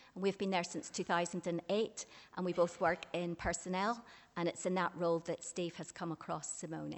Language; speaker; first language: English; native; English